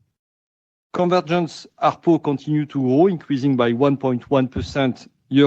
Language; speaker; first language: English; non-native, fluent; French